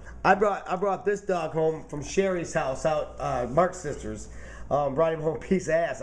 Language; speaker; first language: English; native; English